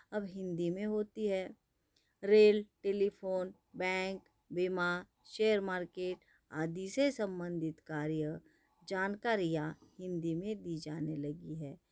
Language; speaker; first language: Hindi; non-native, local second language; Marathi